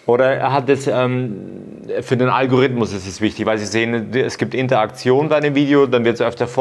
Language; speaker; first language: German; native; German